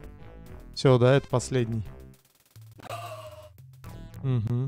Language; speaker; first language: Russian; native; Russian